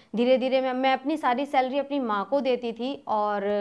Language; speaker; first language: Hindi; native; Hindi